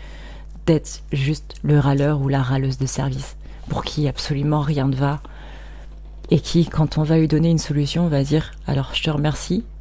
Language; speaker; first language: French; native; French